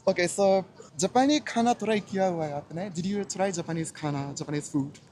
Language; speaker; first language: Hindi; non-native, fluent; Japanese